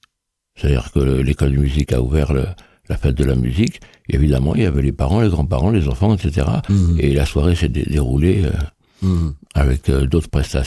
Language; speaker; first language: French; native; French